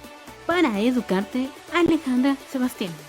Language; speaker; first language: Spanish; native; Spanish